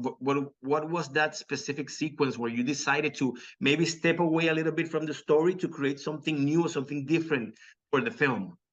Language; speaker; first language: English; non-native, local second language; Spanish